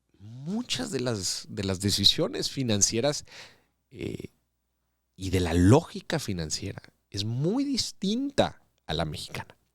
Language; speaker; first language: Spanish; native; Spanish